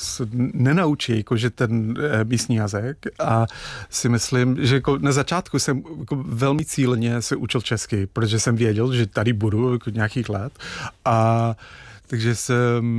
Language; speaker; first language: Czech; non-native, fluent; English